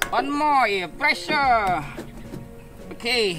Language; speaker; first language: English; non-native, learner; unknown